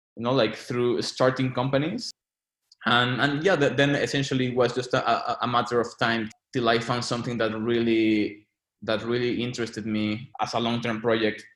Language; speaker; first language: English; non-native, fluent; Spanish